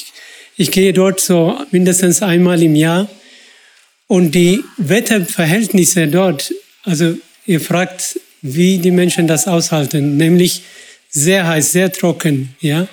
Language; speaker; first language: German; non-native, fluent; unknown